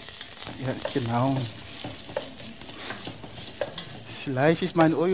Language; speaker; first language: German; non-native, fluent; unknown